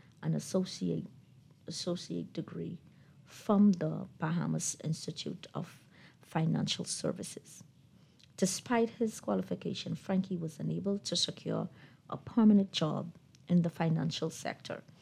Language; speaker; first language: English; native; English